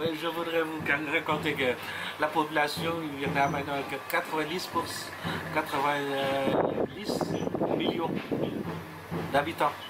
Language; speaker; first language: French; non-native, fluent; Vietnamese